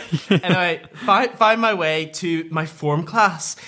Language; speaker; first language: English; native; English